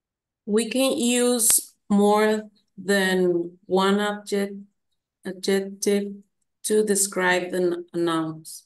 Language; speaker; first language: English; non-native, learner; Spanish